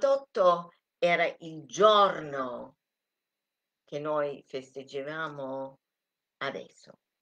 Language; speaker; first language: Italian; non-native, fluent; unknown